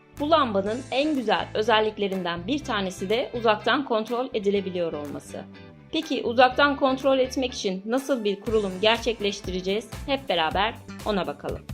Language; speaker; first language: Turkish; native; Turkish